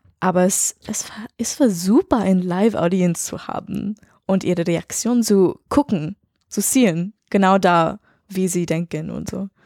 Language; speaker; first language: German; non-native, learner; English